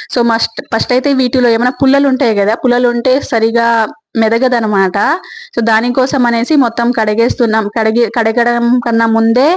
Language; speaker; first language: Telugu; native; Telugu